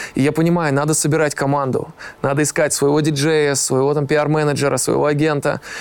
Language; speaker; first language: Russian; native; Russian